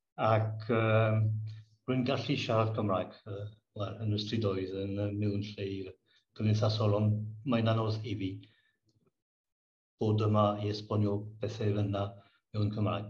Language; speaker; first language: Welsh; non-native, learner; French